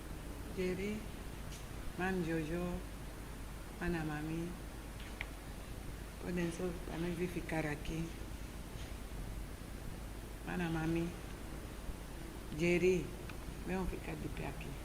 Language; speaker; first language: Portuguese; non-native, learner; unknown